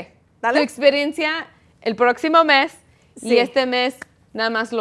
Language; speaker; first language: Spanish; early bilingual, heritage; Spanish